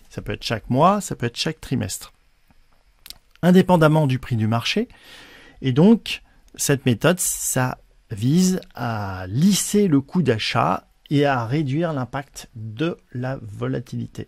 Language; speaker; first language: French; native; French